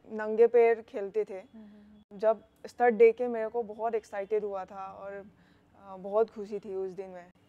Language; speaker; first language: Hindi; non-native, local second language; Manipuri